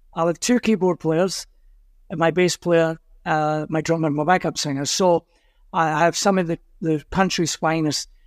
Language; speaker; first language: English; native; English